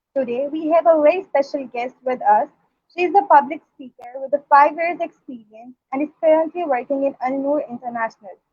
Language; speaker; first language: English; non-native, local second language; Urdu